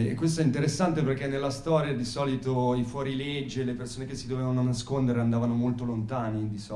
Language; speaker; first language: Italian; native; Italian